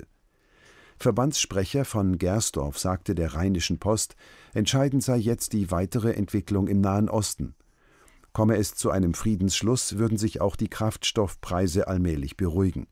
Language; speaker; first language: German; native; German